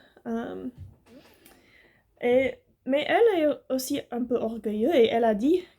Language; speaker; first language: French; non-native, learner; English